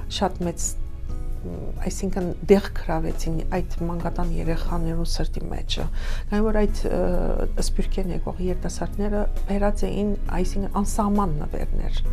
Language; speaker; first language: Armenian; early bilingual, heritage; Armenian